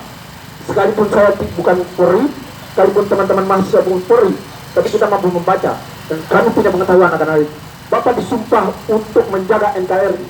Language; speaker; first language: Indonesian; native; Indonesian